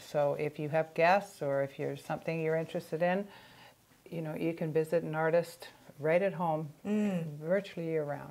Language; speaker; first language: English; native; English